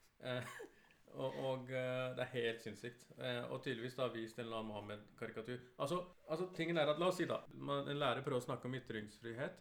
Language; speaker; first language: Norwegian; early bilingual, other home language; Urdu